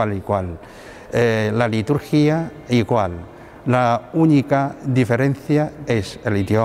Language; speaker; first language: Spanish; non-native, fluent; Chinese